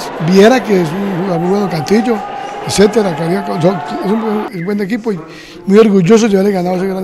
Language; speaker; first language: Spanish; native; Spanish